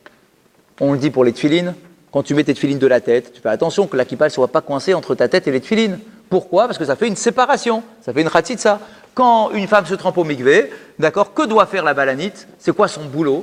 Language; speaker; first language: French; native; French